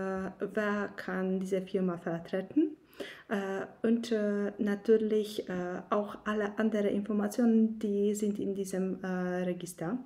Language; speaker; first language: German; non-native, fluent; Polish